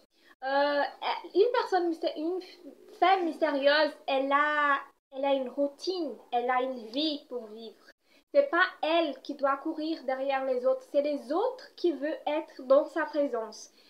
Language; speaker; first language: French; non-native, fluent; Portuguese